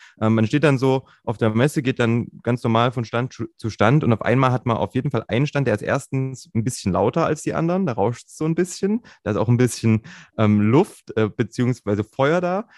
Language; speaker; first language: German; native; German